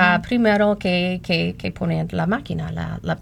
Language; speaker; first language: Spanish; non-native, learner; English